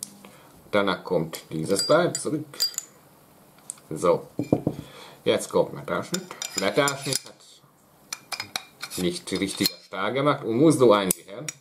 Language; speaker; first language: German; non-native, learner; Hungarian